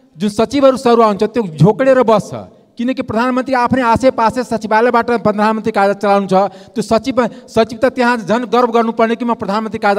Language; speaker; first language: Nepali; non-native, local second language; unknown